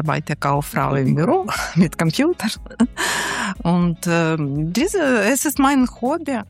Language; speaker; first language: German; non-native, learner; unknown